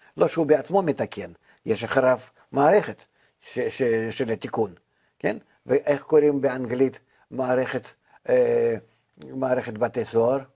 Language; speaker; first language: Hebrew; non-native, fluent; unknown